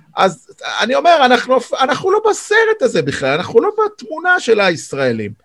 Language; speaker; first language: Hebrew; native; Hebrew